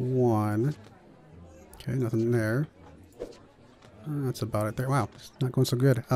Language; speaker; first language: English; native; English